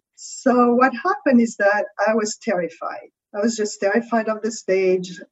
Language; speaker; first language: English; non-native, fluent; French